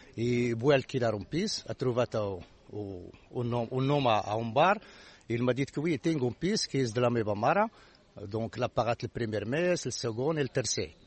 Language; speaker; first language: Catalan; non-native, learner; Arabic